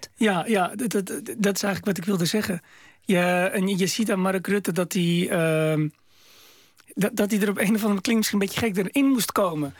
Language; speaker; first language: Dutch; early bilingual, other home language; Arabic